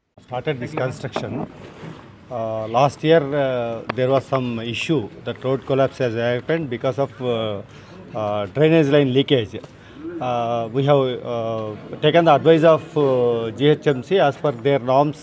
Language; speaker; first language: English; non-native, local second language; Telugu